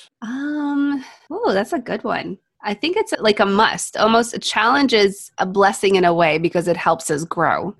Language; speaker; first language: English; non-native, fluent; Polish